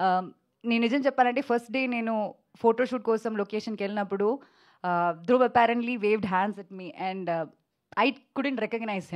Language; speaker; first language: Telugu; non-native, fluent; Malayalam